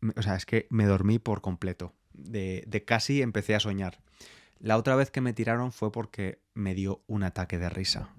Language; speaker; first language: Spanish; native; Spanish